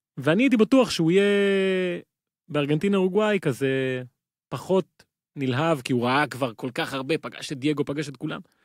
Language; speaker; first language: Hebrew; native; Hebrew